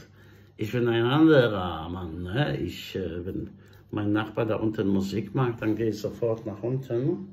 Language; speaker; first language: German; non-native, fluent; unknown